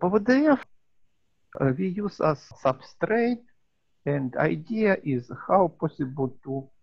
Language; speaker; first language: English; non-native, learner; Russian